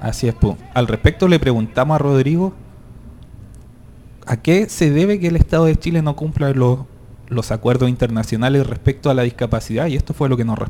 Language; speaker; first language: Spanish; native; Spanish